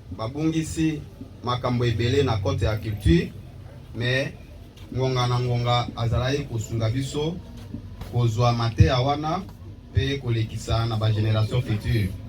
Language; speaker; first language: Lingala; non-native, local second language; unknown